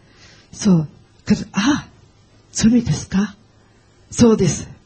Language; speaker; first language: Japanese; non-native, learner; Portuguese